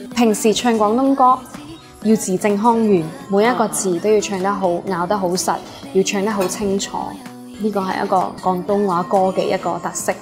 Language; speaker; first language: Cantonese; non-native, fluent; Chinese